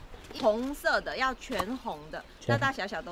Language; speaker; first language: Chinese; native; Chinese